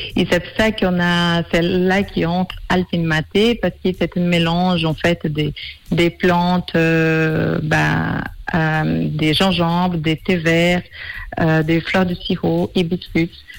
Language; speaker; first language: French; non-native, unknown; Portuguese